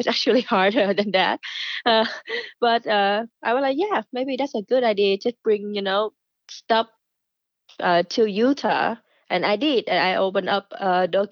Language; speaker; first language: English; non-native, fluent; Vietnamese